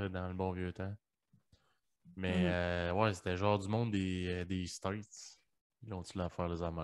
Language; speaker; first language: French; early bilingual, other home language; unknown